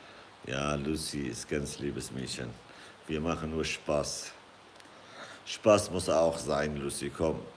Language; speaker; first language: German; non-native, fluent; Kurdish